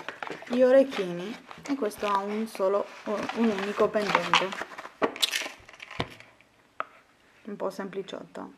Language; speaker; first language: Italian; non-native, fluent; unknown